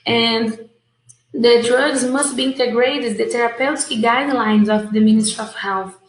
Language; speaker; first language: English; non-native, fluent; Portuguese